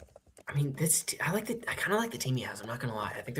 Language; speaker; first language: English; native; English